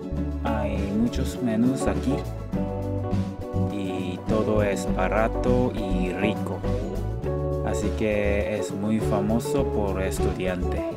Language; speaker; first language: Spanish; non-native, learner; Korean